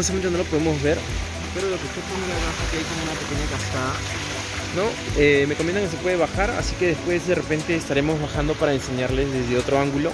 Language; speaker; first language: Spanish; native; Spanish